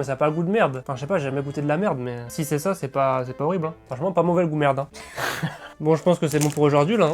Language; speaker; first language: French; native; French